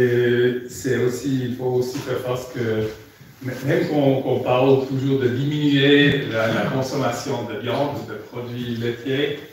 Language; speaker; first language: French; non-native, fluent; German